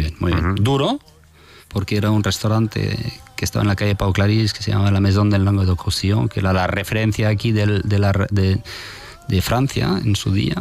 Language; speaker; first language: Spanish; non-native, fluent; French